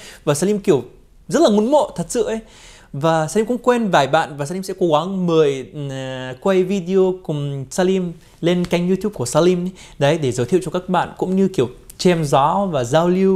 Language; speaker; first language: Vietnamese; non-native, fluent; Arabic